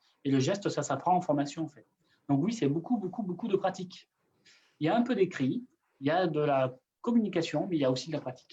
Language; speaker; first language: French; native; French